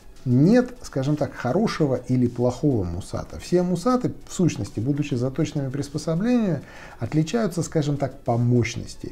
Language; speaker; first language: Russian; native; Russian